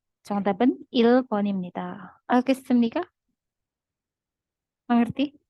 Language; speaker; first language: Korean; non-native, learner; Indonesian